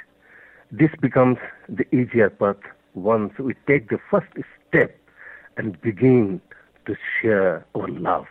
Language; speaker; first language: English; non-native, local second language; Bangla